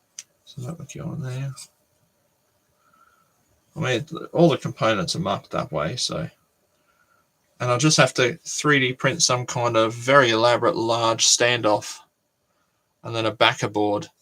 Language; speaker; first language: English; native; English